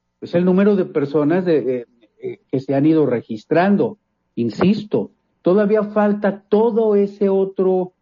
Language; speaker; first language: Spanish; native; Spanish